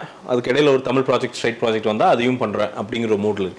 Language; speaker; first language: Tamil; native; Tamil